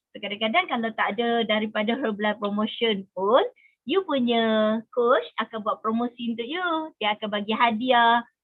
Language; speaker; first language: Malay; native; Malay